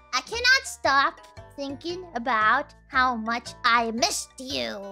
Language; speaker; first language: English; non-native, fluent; Italian